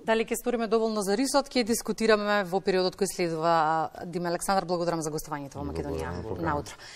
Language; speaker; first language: Macedonian; native; Macedonian